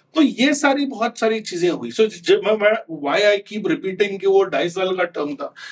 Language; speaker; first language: Hindi; non-native, local second language; Konkani